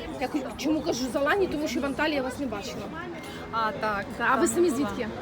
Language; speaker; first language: Ukrainian; native; Ukrainian